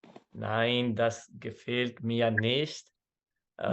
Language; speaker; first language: German; non-native, learner; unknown